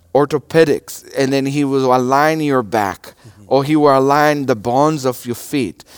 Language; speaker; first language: English; non-native, learner; Portuguese